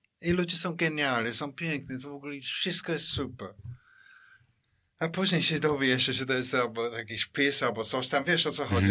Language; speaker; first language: Polish; non-native, fluent; English